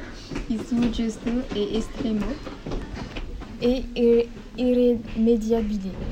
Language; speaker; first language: Italian; non-native, learner; French